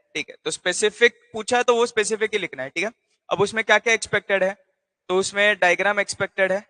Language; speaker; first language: Hindi; non-native, local second language; Marathi